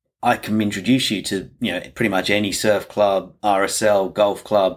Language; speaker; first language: English; native; English